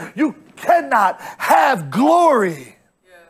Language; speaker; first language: English; native; English